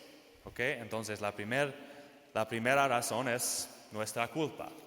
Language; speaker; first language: Spanish; non-native, fluent; English